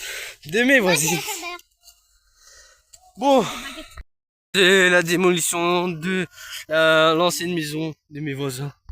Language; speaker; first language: French; native; French